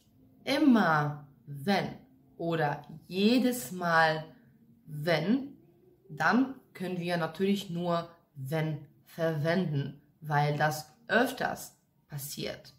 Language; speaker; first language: German; non-native, fluent; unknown